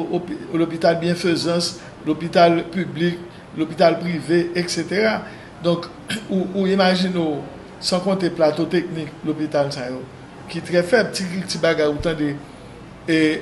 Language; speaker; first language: French; non-native, local second language; Haitian Creole